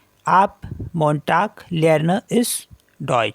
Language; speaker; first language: German; non-native, learner; Hindi